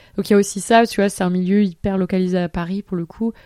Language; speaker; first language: French; native; French